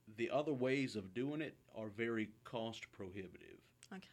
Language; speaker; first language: English; native; English